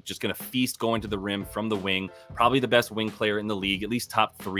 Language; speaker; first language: English; native; English